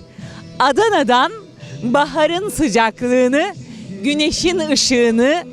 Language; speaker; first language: Turkish; native; Turkish